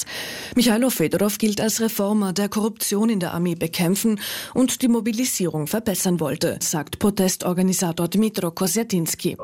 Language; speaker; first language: German; native; German